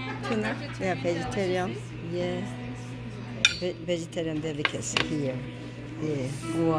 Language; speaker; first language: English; non-native, learner; Korean